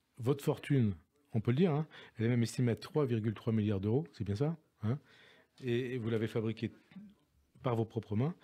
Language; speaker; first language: French; native; French